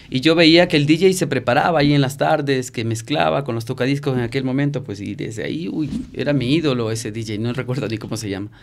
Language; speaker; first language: Spanish; native; Spanish